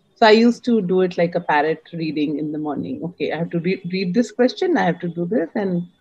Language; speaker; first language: English; non-native, local second language; Hindi